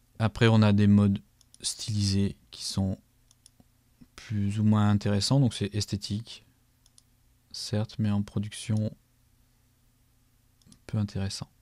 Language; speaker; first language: French; native; French